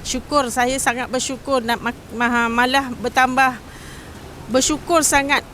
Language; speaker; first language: Malay; native; Malay